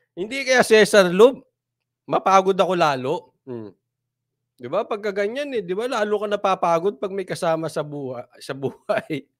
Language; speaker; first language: Filipino; native; Filipino